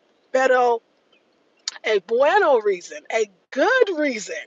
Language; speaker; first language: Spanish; non-native, learner; English